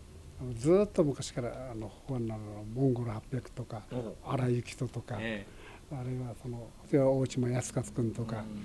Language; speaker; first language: Japanese; native; Japanese